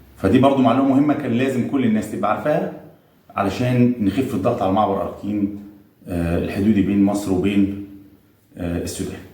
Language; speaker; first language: Egyptian Arabic; native; Egyptian Arabic